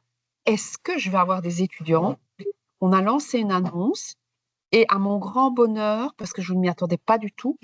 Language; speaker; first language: French; native; French